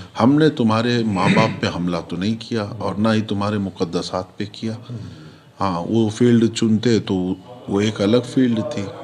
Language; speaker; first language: Urdu; native; Urdu